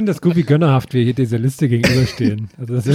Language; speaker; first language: German; native; German